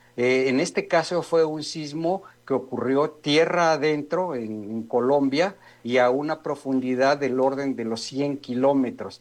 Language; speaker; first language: Spanish; native; Spanish